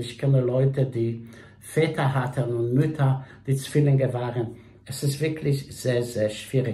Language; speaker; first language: German; non-native, fluent; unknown